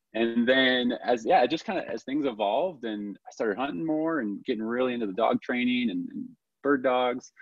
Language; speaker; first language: English; native; English